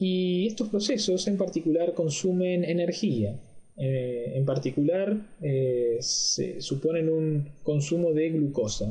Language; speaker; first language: Spanish; native; Spanish